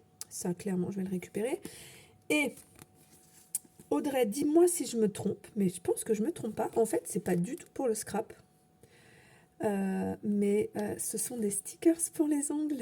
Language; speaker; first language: French; native; French